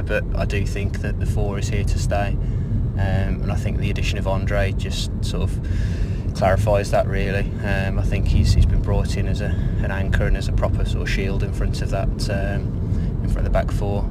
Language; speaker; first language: English; native; English